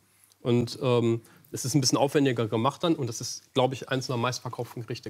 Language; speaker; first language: German; native; German